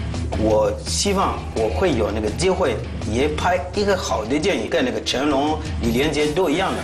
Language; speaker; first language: Chinese; non-native, fluent; French